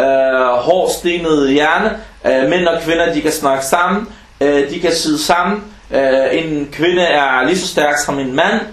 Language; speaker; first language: Danish; non-native, fluent; Arabic